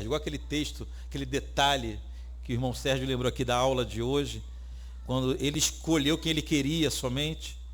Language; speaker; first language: Portuguese; native; Portuguese